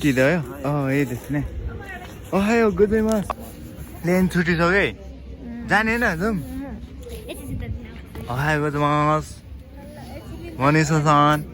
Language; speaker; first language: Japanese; non-native, learner; Nepali